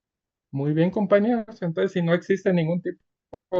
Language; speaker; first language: Spanish; native; Spanish